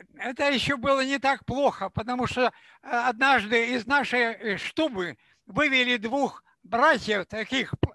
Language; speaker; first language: Russian; non-native, local second language; Ukrainian